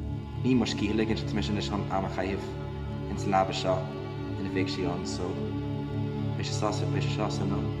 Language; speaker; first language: Irish; non-native, local second language; English